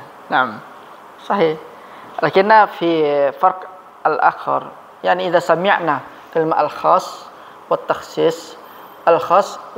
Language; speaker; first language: Arabic; non-native, fluent; Indonesian